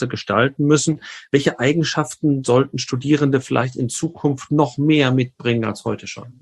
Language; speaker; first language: German; native; German